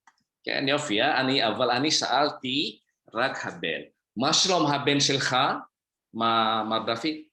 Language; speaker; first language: Hebrew; non-native, fluent; Indonesian